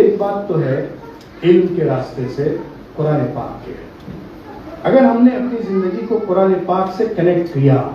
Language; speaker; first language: Urdu; native; Urdu